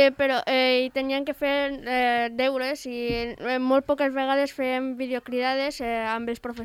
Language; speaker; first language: Catalan; non-native, local second language; Spanish